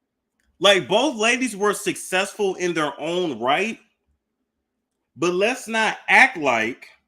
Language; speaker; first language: English; native; English